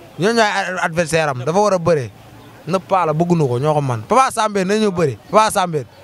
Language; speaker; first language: Wolof; native; Wolof